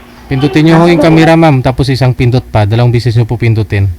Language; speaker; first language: Filipino; native; Filipino